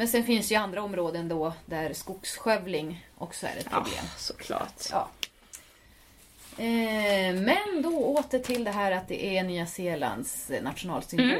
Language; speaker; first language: Swedish; native; Swedish